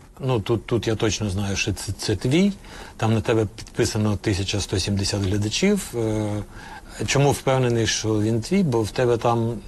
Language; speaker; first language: Ukrainian; native; Ukrainian